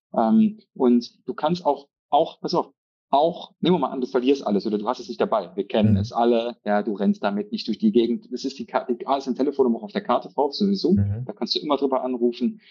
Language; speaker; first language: German; native; German